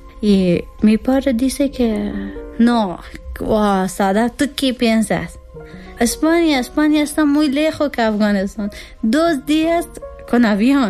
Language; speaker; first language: Spanish; non-native, learner; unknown